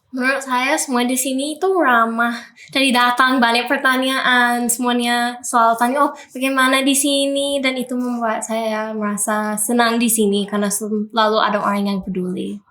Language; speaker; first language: Indonesian; non-native, fluent; English